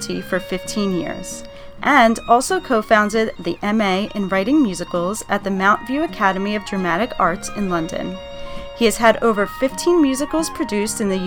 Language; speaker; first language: English; native; English